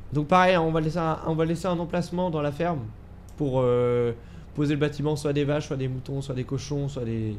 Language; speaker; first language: French; native; French